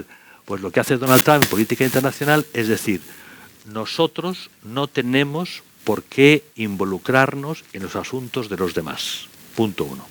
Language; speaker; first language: Spanish; native; Spanish